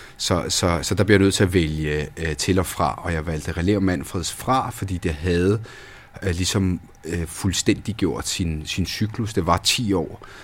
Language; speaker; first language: Danish; early bilingual, other home language; Italian